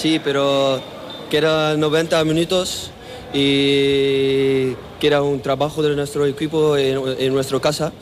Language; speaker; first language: Spanish; non-native, learner; Papiamento